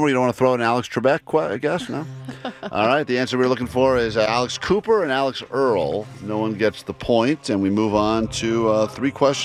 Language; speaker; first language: English; native; English